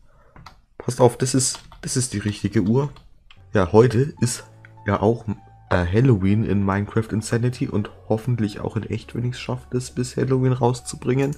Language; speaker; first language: German; native; German